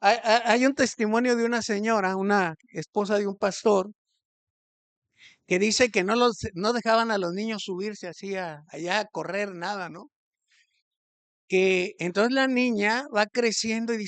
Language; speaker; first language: Spanish; native; Spanish